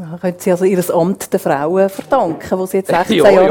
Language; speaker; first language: German; native; German